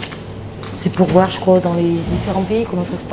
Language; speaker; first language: French; native; French